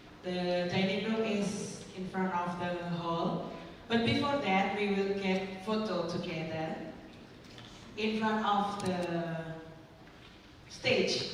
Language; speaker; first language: English; non-native, learner; Indonesian